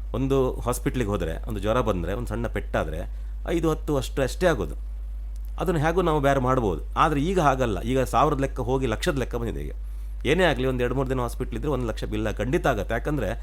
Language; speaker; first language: Kannada; native; Kannada